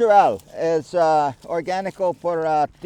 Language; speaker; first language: Spanish; non-native, learner; English